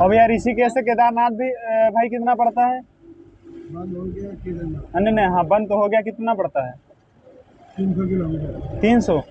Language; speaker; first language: Hindi; native; Hindi